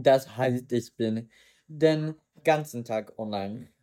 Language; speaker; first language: German; non-native, learner; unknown